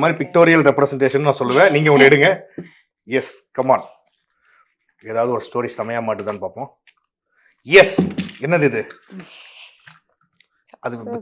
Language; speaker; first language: Tamil; native; Tamil